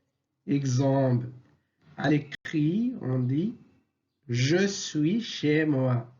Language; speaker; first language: French; non-native, local second language; Arabic